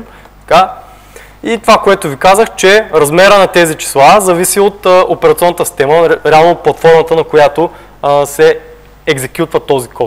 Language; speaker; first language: Bulgarian; native; Bulgarian